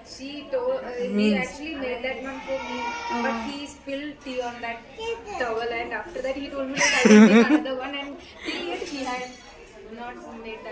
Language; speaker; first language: English; non-native, local second language; Hindi